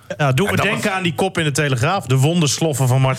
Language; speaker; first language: Dutch; native; Dutch